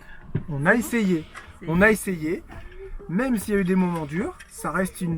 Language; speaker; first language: French; native; French